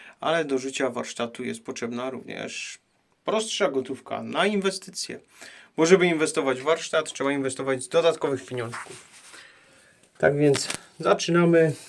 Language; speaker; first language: Polish; native; Polish